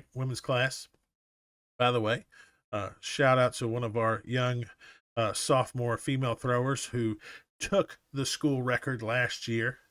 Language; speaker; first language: English; native; English